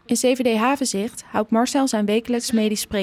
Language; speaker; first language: Dutch; native; Dutch